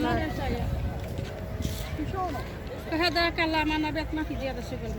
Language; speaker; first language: Arabic; non-native, learner; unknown